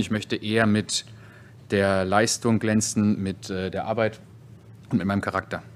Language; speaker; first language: German; native; German